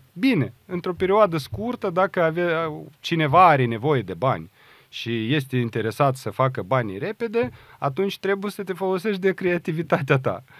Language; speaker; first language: Romanian; non-native, local second language; Russian